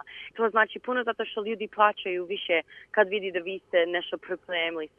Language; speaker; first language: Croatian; early bilingual, heritage; Bosnian